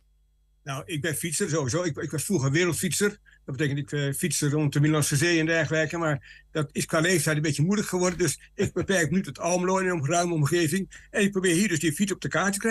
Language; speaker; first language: Dutch; native; Dutch